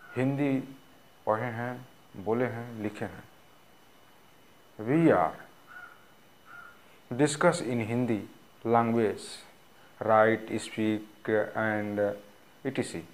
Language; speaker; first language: Hindi; non-native, local second language; Bhojpuri